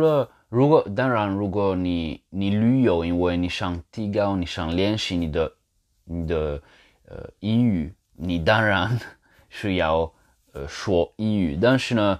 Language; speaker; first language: Chinese; non-native, learner; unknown